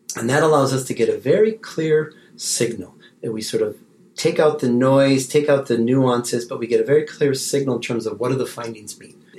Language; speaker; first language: English; native; English